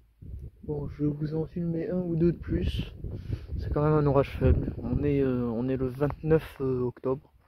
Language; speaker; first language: French; native; French